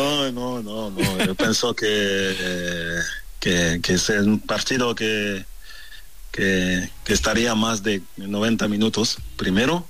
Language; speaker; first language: Spanish; non-native, fluent; French